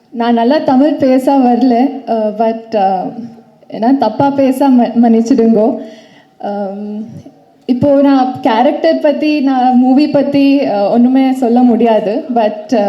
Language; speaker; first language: Tamil; non-native, learner; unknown